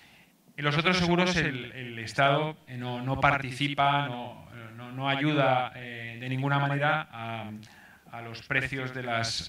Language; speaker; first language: Spanish; native; Spanish